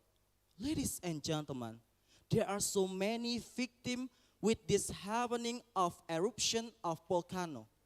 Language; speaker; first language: English; non-native, learner; Indonesian